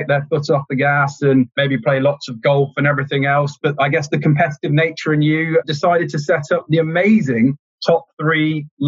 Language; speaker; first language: English; native; English